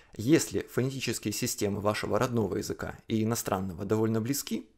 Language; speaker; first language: Russian; non-native, fluent; Chinese